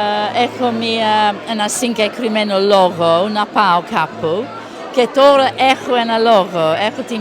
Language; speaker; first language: Greek; non-native, learner; English